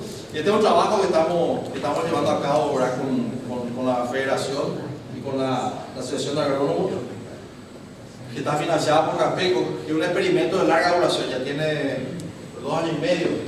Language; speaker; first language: Spanish; native; Spanish